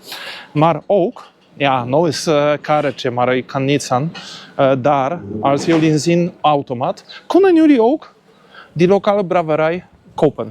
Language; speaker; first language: Dutch; non-native, learner; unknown